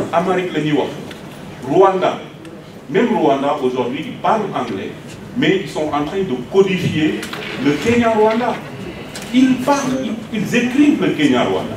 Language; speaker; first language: French; non-native, local second language; Wolof